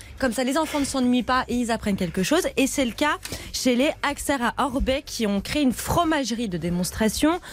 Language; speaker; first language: French; native; French